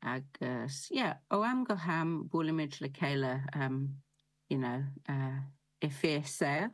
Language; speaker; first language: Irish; non-native, learner; English